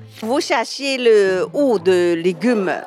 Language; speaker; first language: French; non-native, learner; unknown